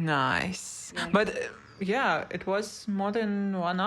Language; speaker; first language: English; non-native, learner; Russian